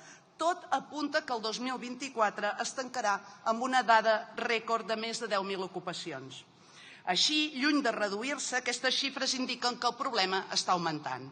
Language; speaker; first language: Catalan; native; Catalan